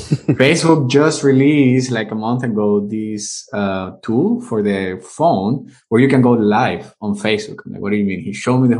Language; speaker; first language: English; non-native, fluent; Spanish